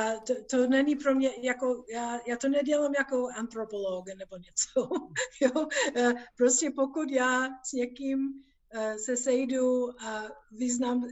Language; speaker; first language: Czech; non-native, fluent; English